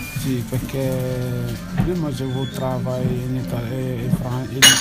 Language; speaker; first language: French; non-native, learner; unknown